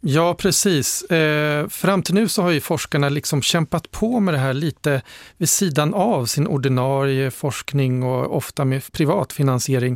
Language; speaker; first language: Swedish; native; Swedish